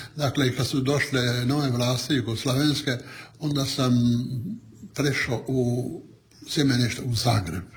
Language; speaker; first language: Croatian; non-native, local second language; Italian